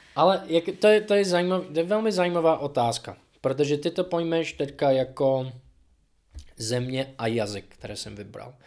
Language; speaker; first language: Czech; non-native, fluent; English